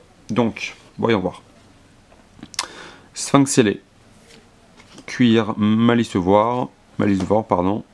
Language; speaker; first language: French; native; French